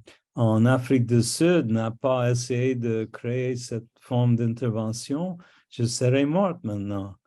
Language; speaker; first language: French; non-native, local second language; English